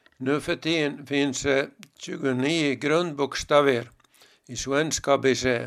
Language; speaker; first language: Swedish; native; Swedish